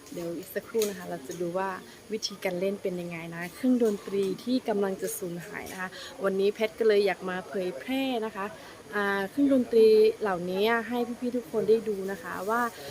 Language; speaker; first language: Thai; native; Thai